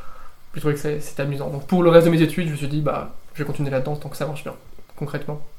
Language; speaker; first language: French; native; French